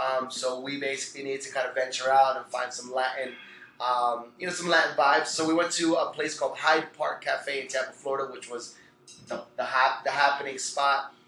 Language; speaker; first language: English; early bilingual, other home language; Spanish